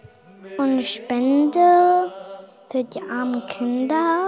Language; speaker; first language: German; early bilingual, other home language; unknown